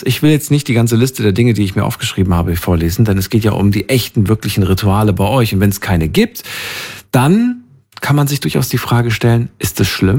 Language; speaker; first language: German; native; German